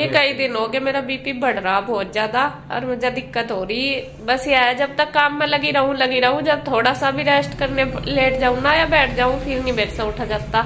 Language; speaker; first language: Hindi; native; Hindi